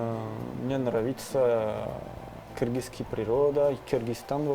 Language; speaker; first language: Russian; non-native, learner; French